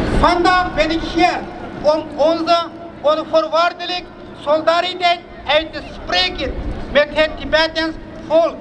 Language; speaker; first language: Dutch; non-native, fluent; Uyghur